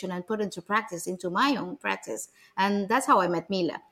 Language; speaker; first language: English; non-native, fluent; Spanish